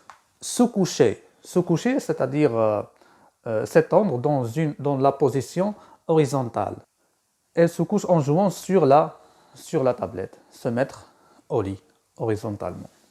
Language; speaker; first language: French; non-native, local second language; Arabic